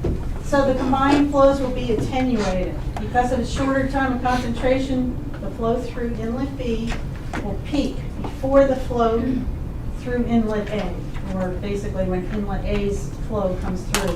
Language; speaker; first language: English; native; English